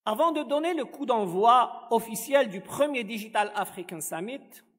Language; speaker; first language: French; non-native, local second language; Arabic